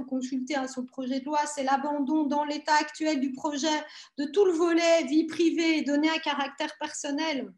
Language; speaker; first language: French; native; French